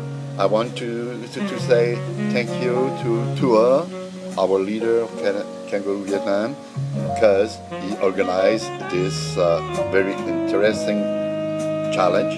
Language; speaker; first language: English; non-native, learner; French